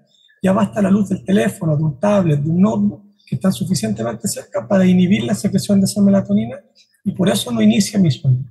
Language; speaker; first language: Spanish; native; Spanish